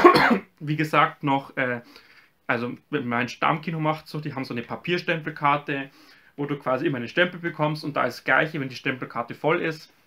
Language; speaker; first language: German; native; German